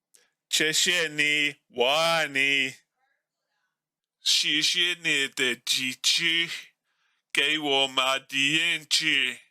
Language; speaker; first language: Chinese; non-native, learner; English